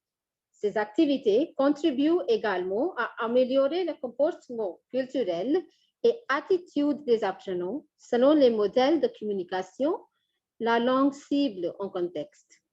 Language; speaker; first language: French; non-native, fluent; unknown